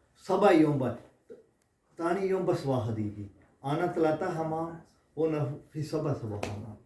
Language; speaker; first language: Arabic; non-native, learner; Urdu